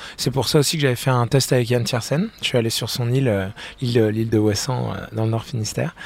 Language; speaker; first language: French; native; French